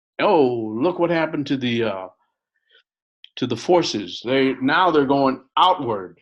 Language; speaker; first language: English; native; English